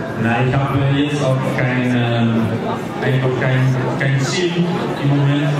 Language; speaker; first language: German; non-native, fluent; Dutch